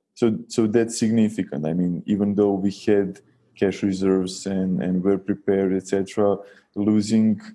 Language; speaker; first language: English; non-native, fluent; Serbian